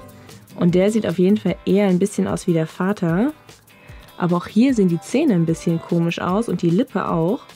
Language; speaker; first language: German; native; German